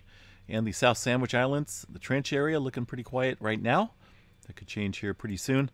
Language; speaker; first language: English; native; English